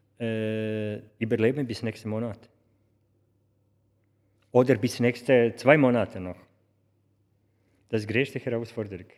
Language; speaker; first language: German; non-native, learner; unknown